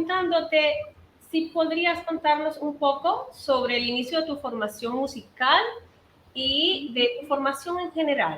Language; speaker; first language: Spanish; native; Spanish